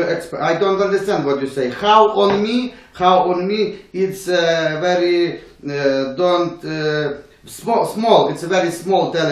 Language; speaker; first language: English; non-native, learner; Ukrainian